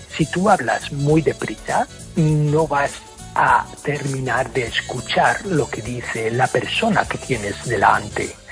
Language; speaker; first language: Spanish; non-native, fluent; English